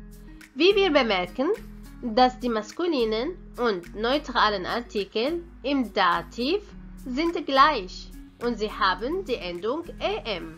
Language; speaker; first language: German; non-native, fluent; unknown